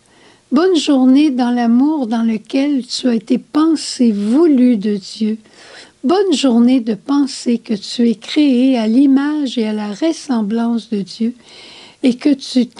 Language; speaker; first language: French; native; French